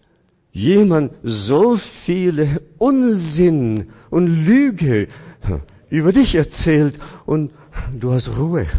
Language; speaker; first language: German; non-native, fluent; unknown